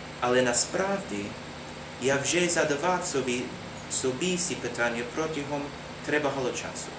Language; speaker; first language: Ukrainian; non-native, learner; English